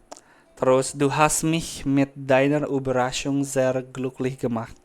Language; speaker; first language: German; non-native, fluent; Indonesian